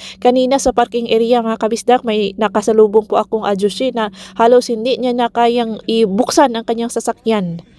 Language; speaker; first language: Filipino; non-native, local second language; Cebuano